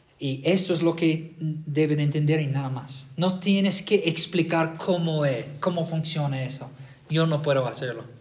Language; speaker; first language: Spanish; non-native, fluent; English